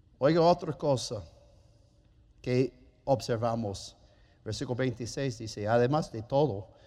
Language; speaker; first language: Spanish; non-native, fluent; German